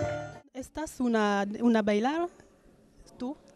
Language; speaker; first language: Spanish; non-native, learner; French